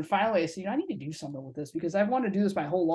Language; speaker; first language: English; native; English